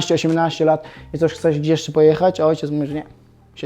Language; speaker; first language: Polish; non-native, fluent; Chechen